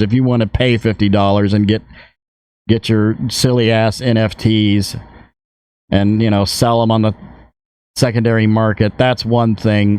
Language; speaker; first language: English; native; English